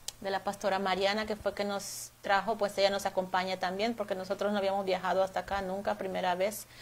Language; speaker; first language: Spanish; native; Spanish